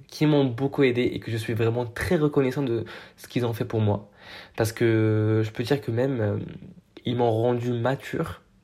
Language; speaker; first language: French; non-native, local second language; Arabic